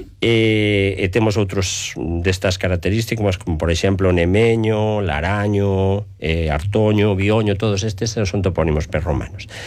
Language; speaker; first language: Galician; native; Galician